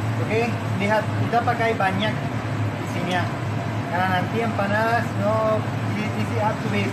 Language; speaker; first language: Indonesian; non-native, learner; Spanish